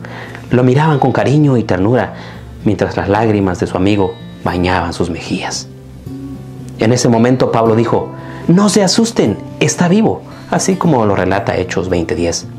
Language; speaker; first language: Spanish; native; Spanish